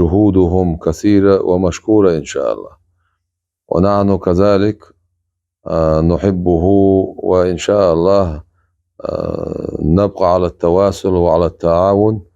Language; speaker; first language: Arabic; non-native, fluent; Chechen